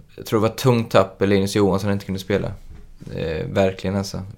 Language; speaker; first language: Swedish; native; Swedish